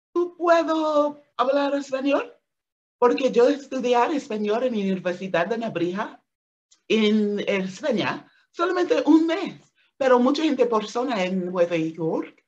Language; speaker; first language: Spanish; non-native, learner; English